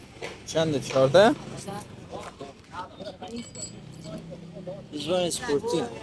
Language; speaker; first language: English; non-native, learner; Persian